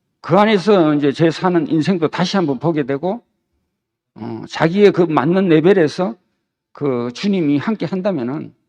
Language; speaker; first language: Korean; native; Korean